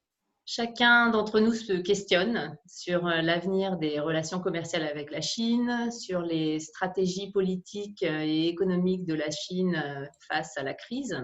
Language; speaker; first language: French; native; French